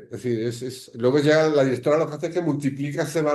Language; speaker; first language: Spanish; native; Spanish